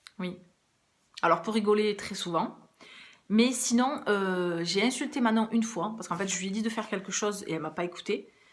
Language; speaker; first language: French; early bilingual, other home language; Portuguese